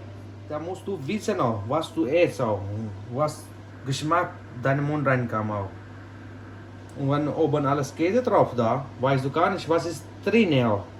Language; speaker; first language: German; non-native, learner; Urdu